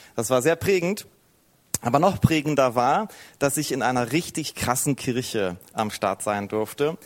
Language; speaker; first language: German; native; German